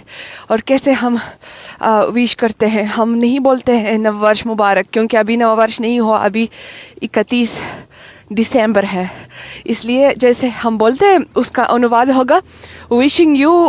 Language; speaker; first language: Hindi; non-native, fluent; Russian